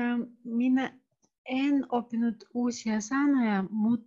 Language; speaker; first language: Finnish; non-native, learner; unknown